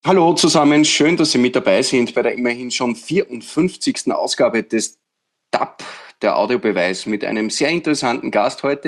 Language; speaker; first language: German; native; German